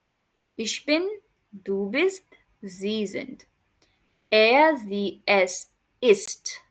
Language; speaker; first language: German; non-native, learner; Hindi